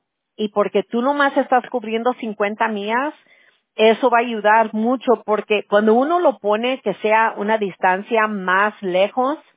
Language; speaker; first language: Spanish; early bilingual, heritage; Spanish